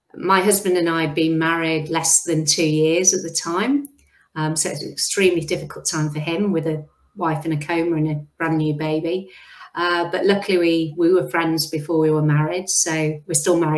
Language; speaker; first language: English; native; English